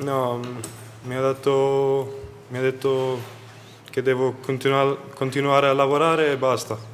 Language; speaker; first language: Italian; non-native, fluent; Swedish